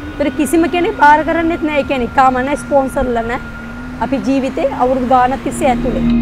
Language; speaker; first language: Sinhala; non-native, local second language; Tamil